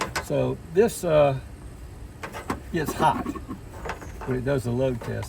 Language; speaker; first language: English; native; English